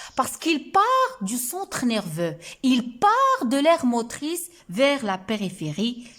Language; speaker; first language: French; non-native, local second language; Arabic